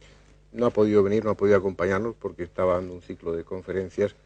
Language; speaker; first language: Spanish; native; Spanish